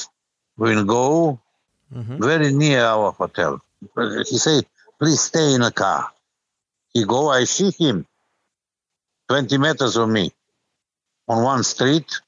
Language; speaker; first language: English; non-native, learner; Serbian